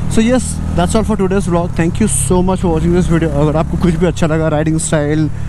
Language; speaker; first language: Hindi; non-native, local second language; Bangla